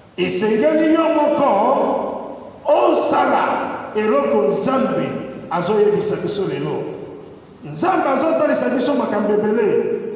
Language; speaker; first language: Lingala; non-native, fluent; Igbo